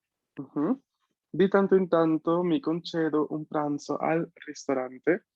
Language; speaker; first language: Italian; non-native, fluent; Spanish